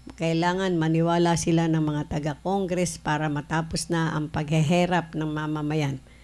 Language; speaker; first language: Filipino; non-native, local second language; Pampanga